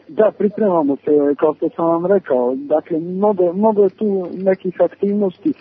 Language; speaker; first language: Serbian; native; Serbian